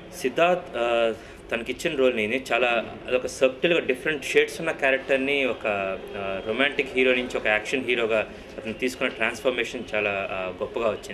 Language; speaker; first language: Telugu; native; Telugu